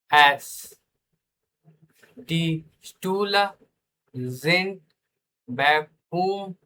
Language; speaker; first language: German; non-native, fluent; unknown